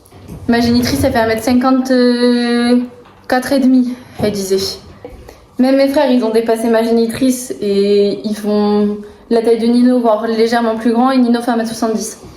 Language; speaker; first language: French; native; French